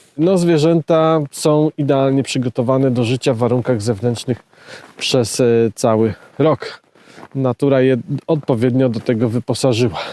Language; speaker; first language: Polish; native; Polish